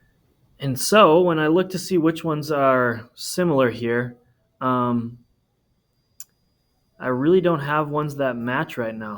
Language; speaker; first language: English; native; English